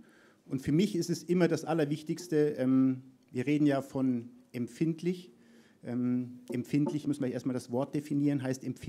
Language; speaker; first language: German; native; German